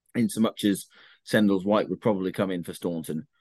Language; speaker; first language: English; native; English